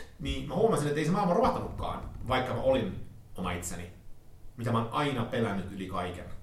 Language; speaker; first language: Finnish; early bilingual, heritage; Finnish